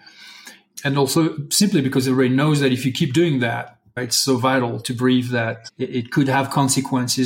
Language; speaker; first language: English; non-native, fluent; French